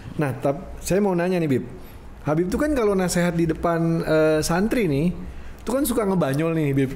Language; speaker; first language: Indonesian; native; Indonesian